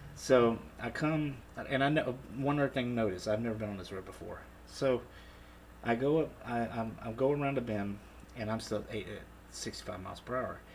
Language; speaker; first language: English; native; English